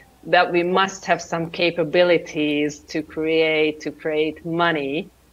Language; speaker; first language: English; non-native, fluent; Hungarian